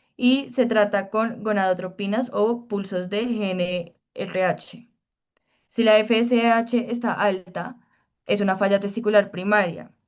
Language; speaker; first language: Spanish; native; Spanish